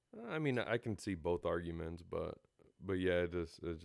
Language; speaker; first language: English; early bilingual, other home language; Spanish